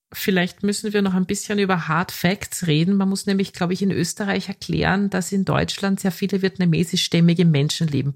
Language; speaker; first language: German; native; German